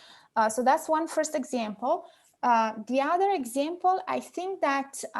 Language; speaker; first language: English; non-native, fluent; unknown